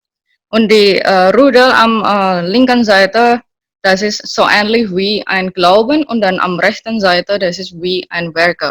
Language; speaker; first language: German; non-native, learner; Indonesian